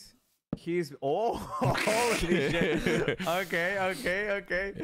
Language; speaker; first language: English; non-native, learner; Spanish